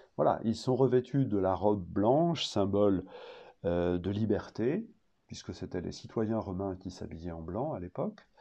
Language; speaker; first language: French; native; French